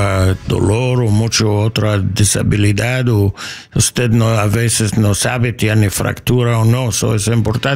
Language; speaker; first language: Spanish; non-native, learner; English